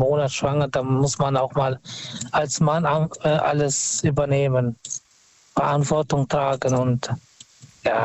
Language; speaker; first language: German; non-native, fluent; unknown